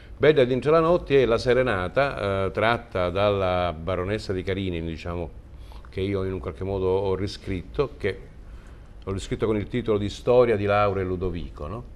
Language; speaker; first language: Italian; native; Italian